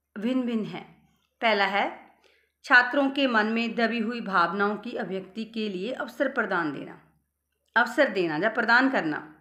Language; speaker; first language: Hindi; non-native, local second language; Punjabi